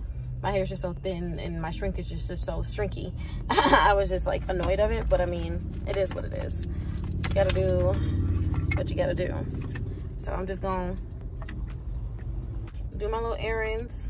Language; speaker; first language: English; native; English